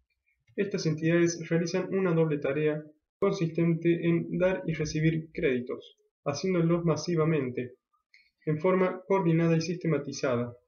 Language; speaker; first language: Spanish; native; Spanish